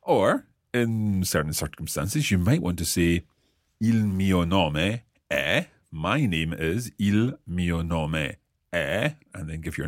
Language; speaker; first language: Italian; non-native, fluent; English